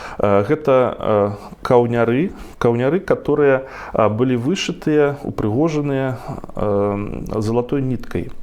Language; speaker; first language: Belarusian; non-native, local second language; Russian